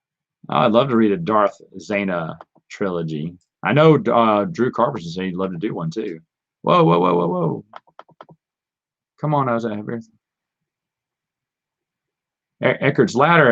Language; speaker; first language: English; native; English